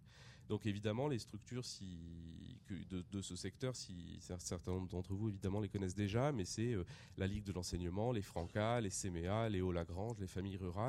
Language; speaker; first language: French; native; French